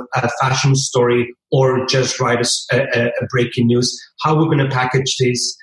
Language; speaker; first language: English; early bilingual, other home language; Spanish